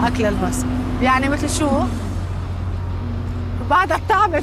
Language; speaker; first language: Arabic; native; Arabic